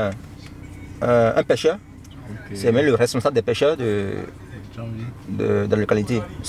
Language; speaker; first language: French; non-native, local second language; Fon